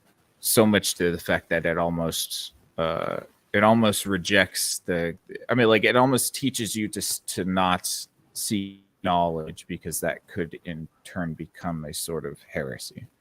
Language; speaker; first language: English; native; English